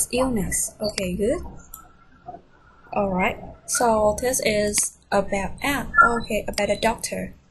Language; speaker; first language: English; non-native, fluent; Vietnamese